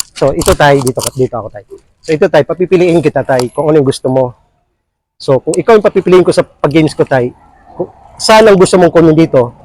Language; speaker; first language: Filipino; non-native, local second language; Cebuano